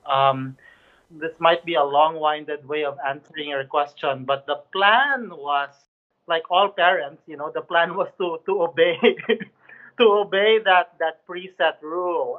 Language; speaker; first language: English; non-native, local second language; Cebuano